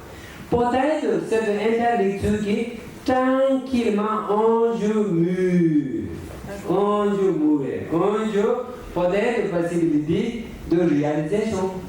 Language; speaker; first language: French; non-native, learner; Tibetan